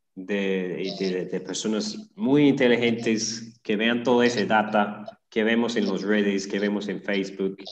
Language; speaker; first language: Spanish; non-native, fluent; English